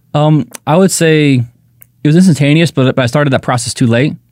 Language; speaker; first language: English; native; English